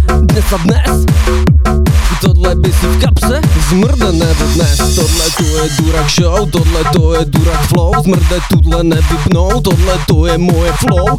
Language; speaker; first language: Czech; native; Czech